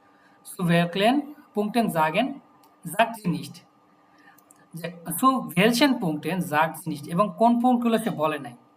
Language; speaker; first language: German; non-native, learner; Bangla